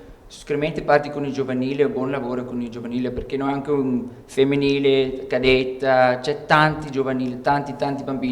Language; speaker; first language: Italian; non-native, learner; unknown